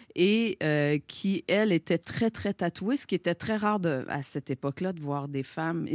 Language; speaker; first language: French; native; French